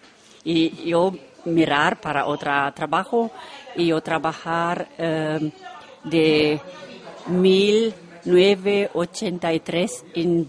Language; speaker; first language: Spanish; non-native, learner; Romanian